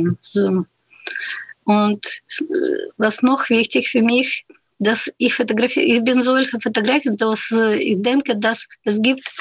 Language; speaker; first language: German; non-native, fluent; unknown